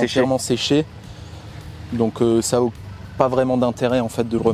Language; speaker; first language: French; native; French